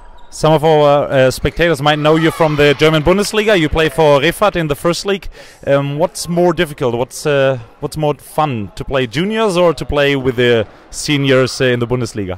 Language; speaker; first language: English; non-native, fluent; German